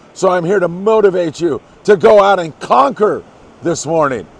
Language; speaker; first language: English; native; English